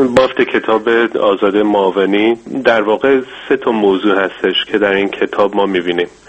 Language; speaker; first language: Persian; early bilingual, heritage; Persian